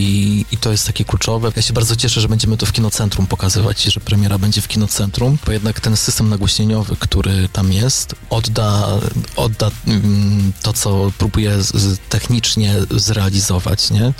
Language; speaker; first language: Polish; native; Polish